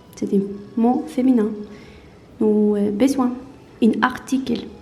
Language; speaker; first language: French; non-native, learner; Norwegian